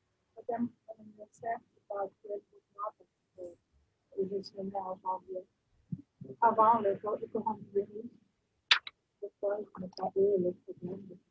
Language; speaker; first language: French; non-native, fluent; Russian